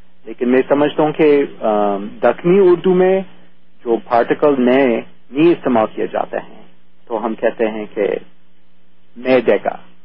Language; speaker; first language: Urdu; non-native, fluent; English